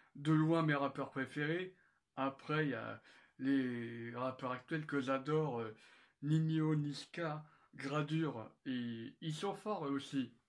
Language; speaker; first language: French; native; French